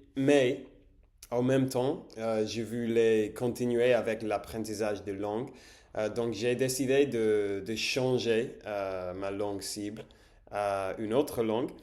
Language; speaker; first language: French; non-native, learner; English